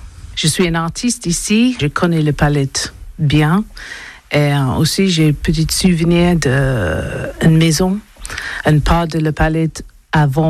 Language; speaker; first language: French; non-native, learner; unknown